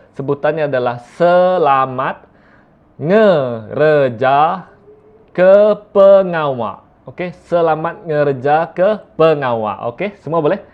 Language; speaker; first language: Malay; non-native, local second language; Iban